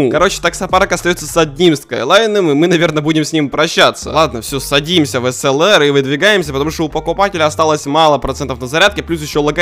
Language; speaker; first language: Russian; native; Russian